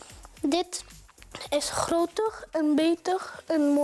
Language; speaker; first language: Dutch; non-native, learner; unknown